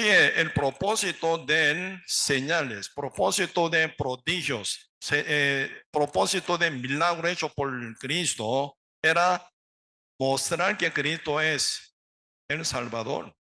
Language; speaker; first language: Spanish; non-native, learner; Korean